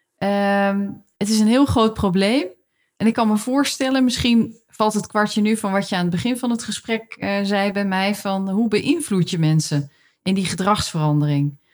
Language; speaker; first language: Dutch; native; Dutch